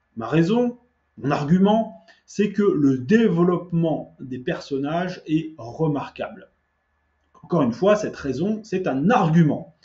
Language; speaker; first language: French; native; French